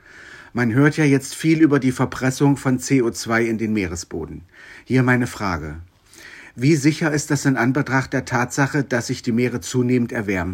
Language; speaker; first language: German; native; German